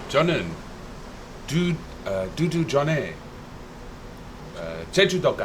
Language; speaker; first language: Korean; non-native, learner; English